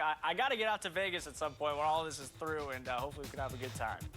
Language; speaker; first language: English; native; English